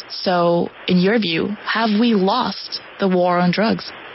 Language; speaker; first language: English; non-native, fluent; Spanish